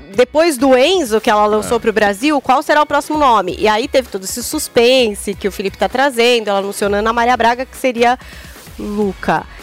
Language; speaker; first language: Portuguese; native; Portuguese